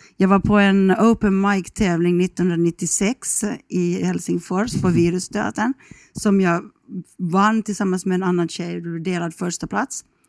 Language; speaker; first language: Swedish; native; Swedish